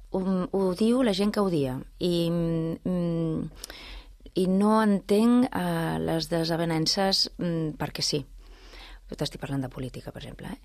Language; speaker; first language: Catalan; non-native, local second language; Spanish